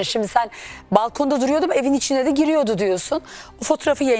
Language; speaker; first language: Turkish; native; Turkish